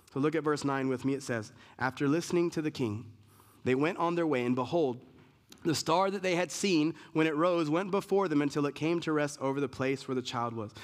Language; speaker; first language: English; native; English